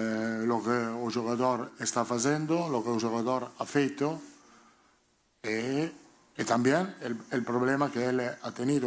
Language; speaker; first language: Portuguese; non-native, fluent; Italian